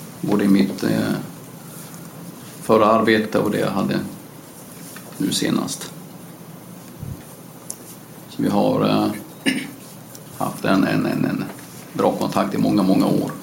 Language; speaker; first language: Swedish; native; Swedish